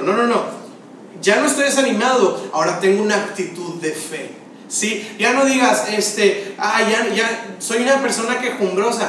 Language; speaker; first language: Spanish; native; Spanish